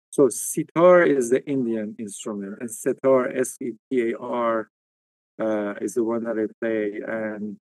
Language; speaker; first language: English; non-native, fluent; Persian